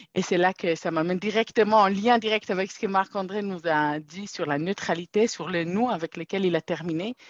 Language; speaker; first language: French; non-native, fluent; Hebrew